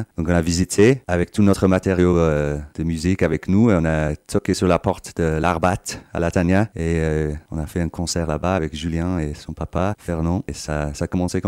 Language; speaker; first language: French; non-native, fluent; English